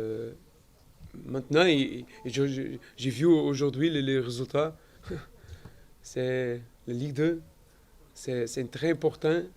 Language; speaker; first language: French; non-native, learner; Portuguese